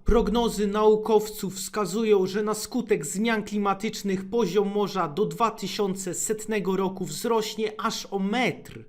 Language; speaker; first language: Polish; native; Polish